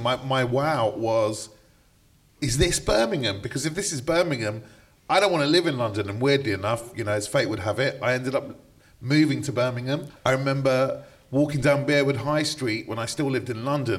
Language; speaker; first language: English; native; English